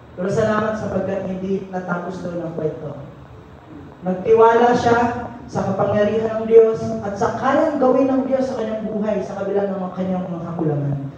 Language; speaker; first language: Filipino; non-native, local second language; Cebuano